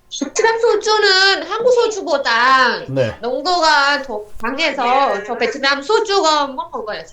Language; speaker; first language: Korean; non-native, learner; Vietnamese